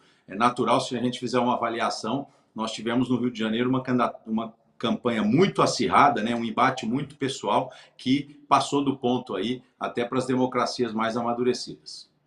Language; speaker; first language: Portuguese; native; Portuguese